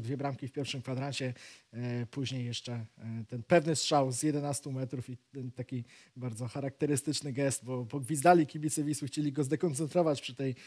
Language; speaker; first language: Polish; native; Polish